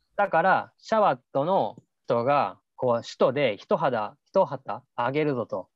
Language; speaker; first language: Japanese; native; Japanese